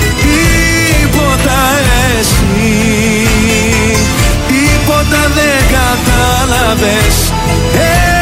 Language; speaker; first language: Greek; native; Greek